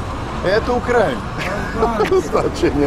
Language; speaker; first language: Russian; non-native, learner; English